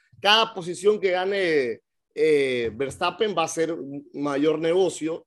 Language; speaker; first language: Spanish; native; Spanish